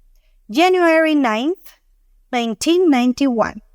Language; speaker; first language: English; non-native, fluent; Spanish